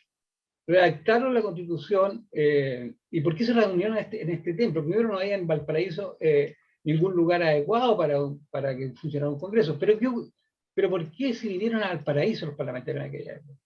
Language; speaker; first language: Spanish; native; Spanish